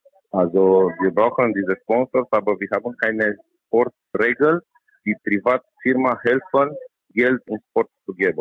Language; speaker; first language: German; non-native, learner; Romanian